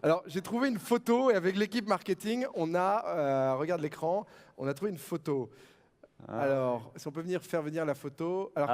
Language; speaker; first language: French; native; French